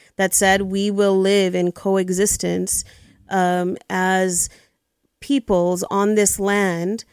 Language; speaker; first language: English; early bilingual, other home language; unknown